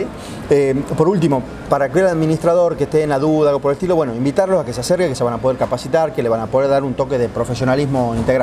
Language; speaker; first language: Spanish; native; Spanish